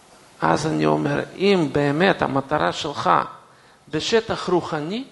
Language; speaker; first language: Hebrew; non-native, fluent; Russian